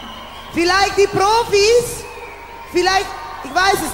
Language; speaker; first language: German; non-native, learner; English